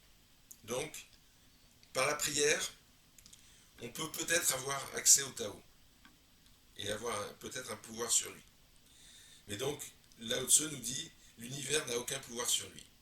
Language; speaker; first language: French; native; French